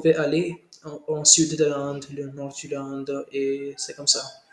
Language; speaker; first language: French; non-native, learner; Hindi